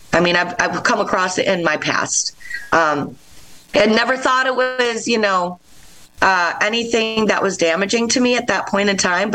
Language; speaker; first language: English; native; English